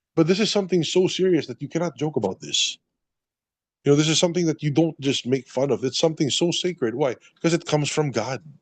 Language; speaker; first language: English; non-native, local second language; Filipino